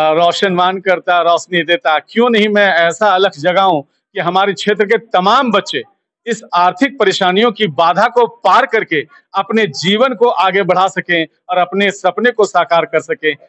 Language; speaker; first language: Hindi; native; Hindi